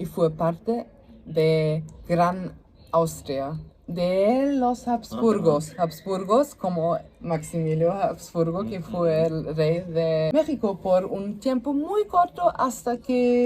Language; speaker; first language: Spanish; non-native, learner; German